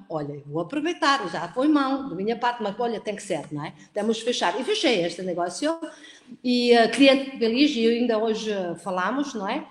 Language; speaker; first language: Portuguese; non-native, fluent; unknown